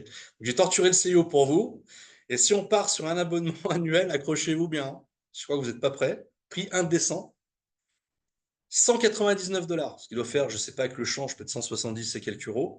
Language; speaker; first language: French; native; French